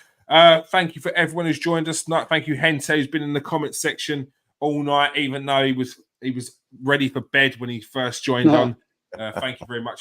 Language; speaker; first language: English; native; English